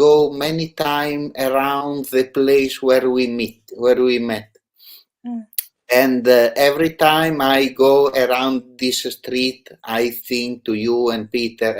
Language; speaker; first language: English; non-native, learner; Italian